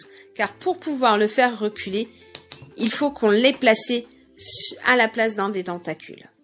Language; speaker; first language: French; native; French